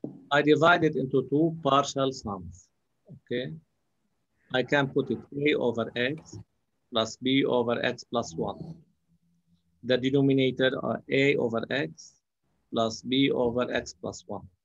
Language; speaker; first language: English; non-native, local second language; Arabic